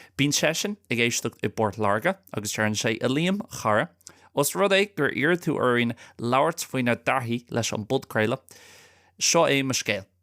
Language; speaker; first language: Irish; non-native, local second language; English